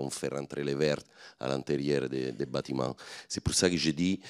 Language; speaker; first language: French; non-native, fluent; Italian